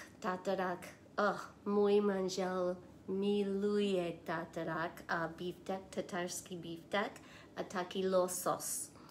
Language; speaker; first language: Czech; non-native, learner; English